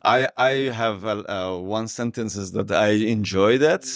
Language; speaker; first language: English; non-native, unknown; Persian